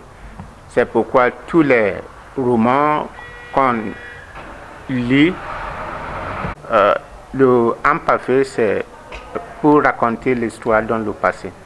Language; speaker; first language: French; non-native, learner; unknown